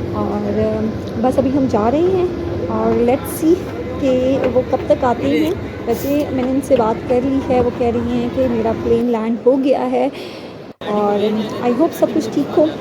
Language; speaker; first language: Urdu; native; Urdu